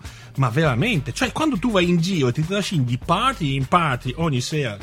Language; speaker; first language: Italian; native; Italian